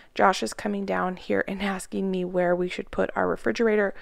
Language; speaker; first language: English; native; English